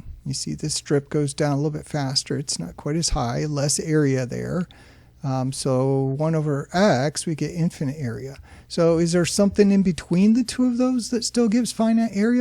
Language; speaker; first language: English; native; English